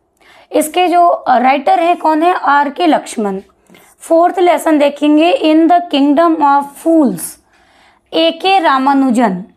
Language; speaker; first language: Hindi; native; Hindi